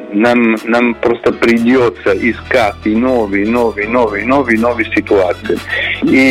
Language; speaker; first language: Russian; non-native, learner; Italian